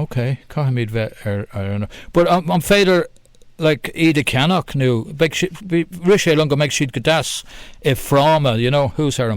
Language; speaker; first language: Irish; non-native, local second language; English